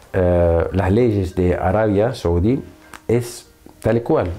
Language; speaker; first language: Spanish; non-native, fluent; Arabic